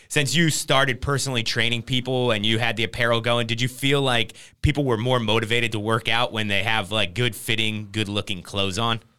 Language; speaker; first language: English; native; English